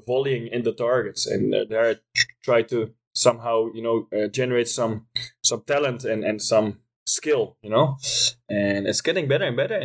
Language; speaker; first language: English; non-native, fluent; Dutch